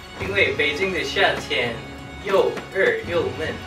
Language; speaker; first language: Chinese; non-native, learner; English